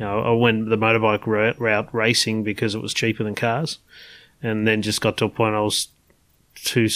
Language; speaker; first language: English; native; English